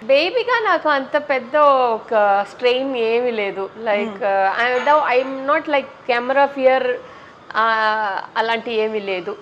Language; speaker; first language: Telugu; non-native, local second language; Tamil